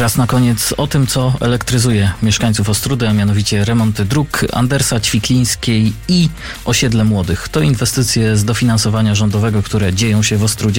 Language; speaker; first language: Polish; native; Polish